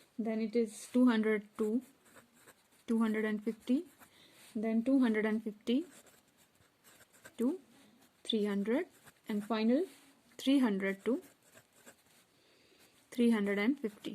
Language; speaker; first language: English; non-native, local second language; Hindi